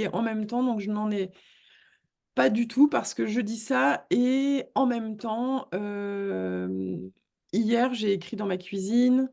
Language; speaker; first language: French; native; French